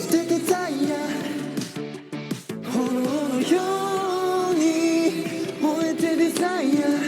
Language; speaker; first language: Japanese; native; Japanese